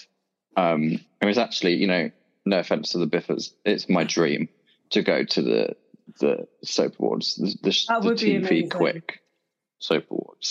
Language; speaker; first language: English; native; English